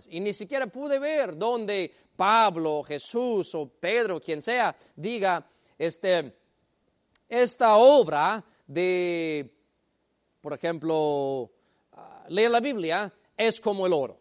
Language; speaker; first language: Spanish; native; Spanish